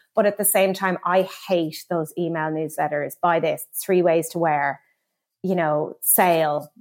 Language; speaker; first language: English; native; English